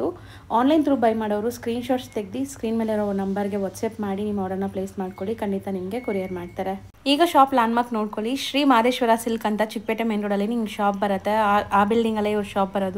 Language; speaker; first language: Kannada; native; Kannada